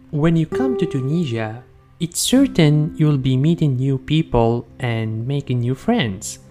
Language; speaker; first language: English; non-native, fluent; Arabic